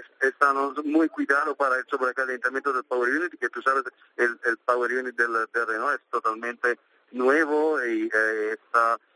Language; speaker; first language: Spanish; non-native, learner; Italian